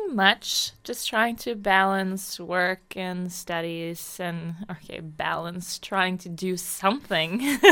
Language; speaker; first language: English; non-native, fluent; Norwegian